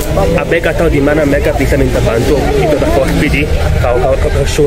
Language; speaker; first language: Indonesian; non-native, fluent; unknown